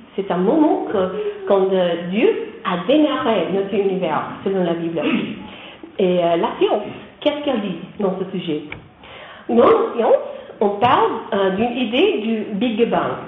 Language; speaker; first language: French; non-native, learner; English